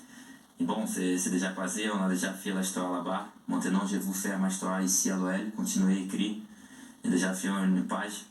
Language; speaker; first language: French; non-native, learner; Portuguese